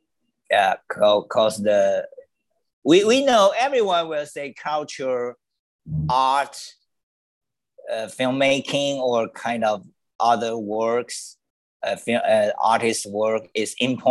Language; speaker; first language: English; non-native, learner; Chinese